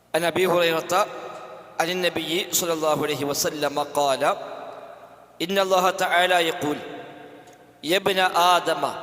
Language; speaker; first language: Arabic; non-native, fluent; Malayalam